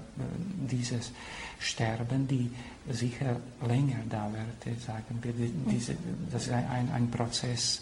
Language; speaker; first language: German; non-native, fluent; Slovak